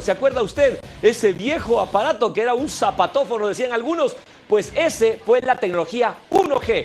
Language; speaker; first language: Spanish; native; Spanish